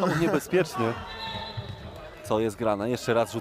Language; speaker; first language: Polish; native; Polish